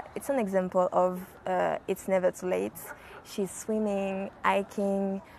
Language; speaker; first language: English; non-native, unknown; French